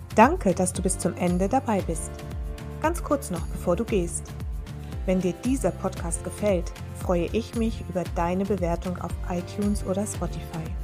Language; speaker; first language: German; native; German